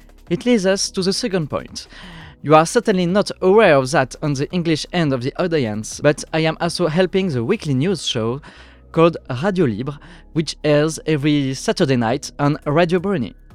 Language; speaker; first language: English; non-native, fluent; French